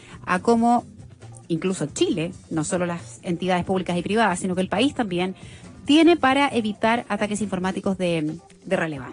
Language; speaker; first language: Spanish; native; Spanish